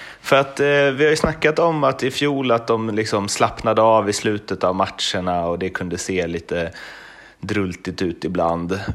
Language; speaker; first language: Swedish; native; Swedish